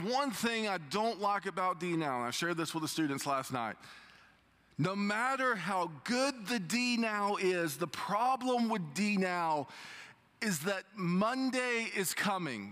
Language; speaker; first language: English; native; English